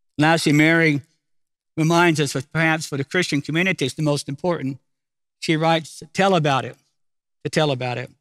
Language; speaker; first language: English; native; English